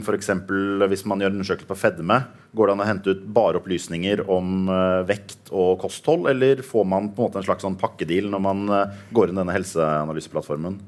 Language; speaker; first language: Norwegian; native; Norwegian